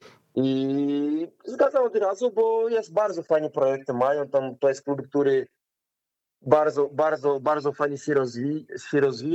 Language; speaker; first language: Polish; non-native, learner; Portuguese